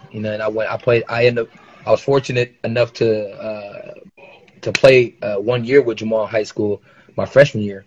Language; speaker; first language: English; native; English